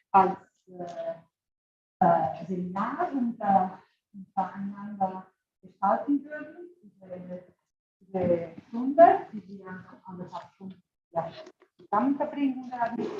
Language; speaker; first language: German; non-native, fluent; Italian